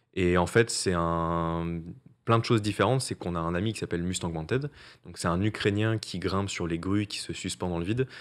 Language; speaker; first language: French; native; French